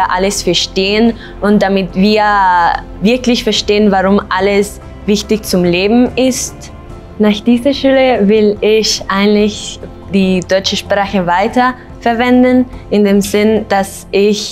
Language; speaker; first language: German; non-native, fluent; Spanish